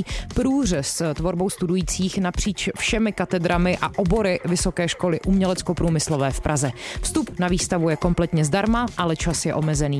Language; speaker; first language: Czech; native; Czech